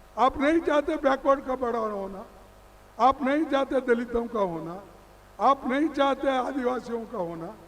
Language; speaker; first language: Hindi; non-native, local second language; Kannada